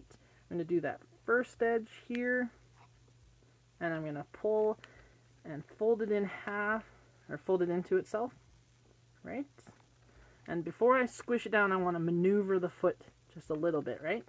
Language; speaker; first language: English; native; English